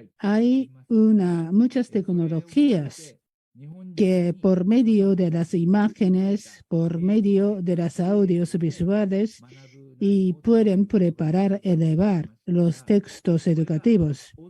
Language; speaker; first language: Spanish; non-native, learner; Japanese